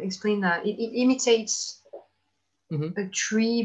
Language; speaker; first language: English; non-native, fluent; French